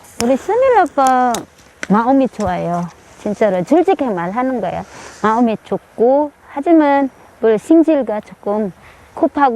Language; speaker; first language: Korean; non-native, learner; Filipino